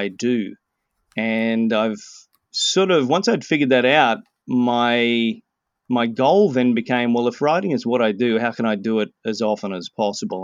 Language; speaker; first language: English; native; English